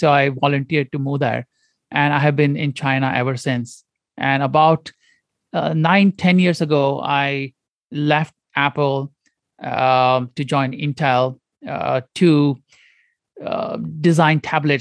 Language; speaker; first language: English; non-native, local second language; Konkani